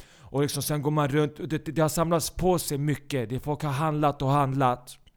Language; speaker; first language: Swedish; early bilingual, other home language; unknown